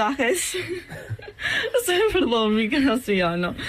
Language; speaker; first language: Spanish; non-native, learner; English